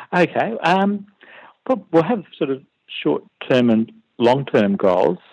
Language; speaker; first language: English; native; English